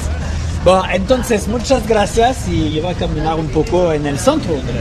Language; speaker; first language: Spanish; non-native, learner; French